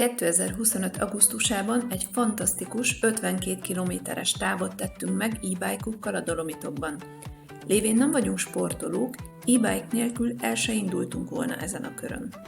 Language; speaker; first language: Hungarian; native; Hungarian